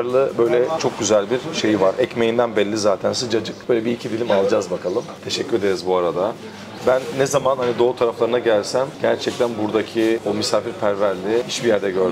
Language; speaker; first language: Turkish; native; Turkish